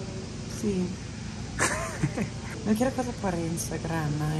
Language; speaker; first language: Spanish; non-native, fluent; English